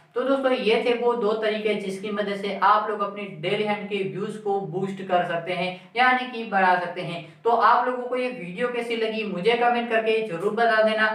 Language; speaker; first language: Hindi; native; Hindi